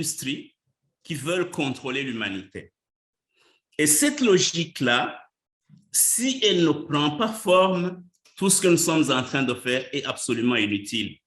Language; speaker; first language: French; non-native, local second language; Rundi